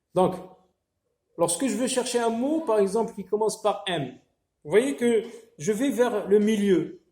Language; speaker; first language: French; non-native, local second language; Arabic